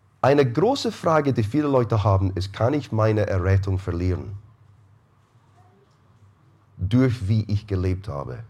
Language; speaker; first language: German; non-native, fluent; English